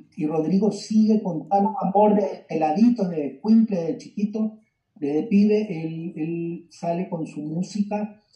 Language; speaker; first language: Spanish; native; Spanish